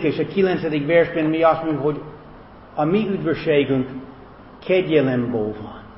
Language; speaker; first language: Hungarian; non-native, fluent; English